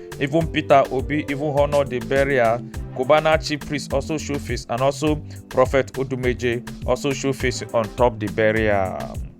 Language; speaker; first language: Nigerian Pidgin; native; Nigerian Pidgin